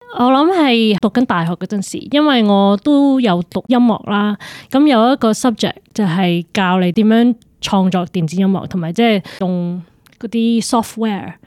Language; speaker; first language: Cantonese; early bilingual, heritage; Cantonese